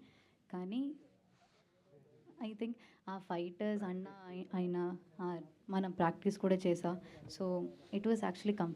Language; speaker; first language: Telugu; non-native, learner; Malayalam